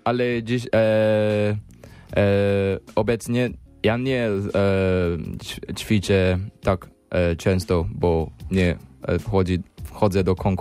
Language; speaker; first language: Polish; non-native, learner; English